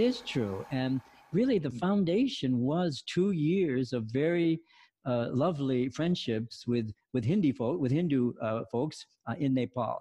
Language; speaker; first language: English; native; English